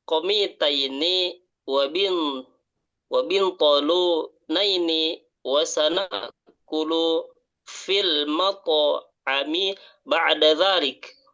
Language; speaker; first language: Arabic; non-native, learner; Indonesian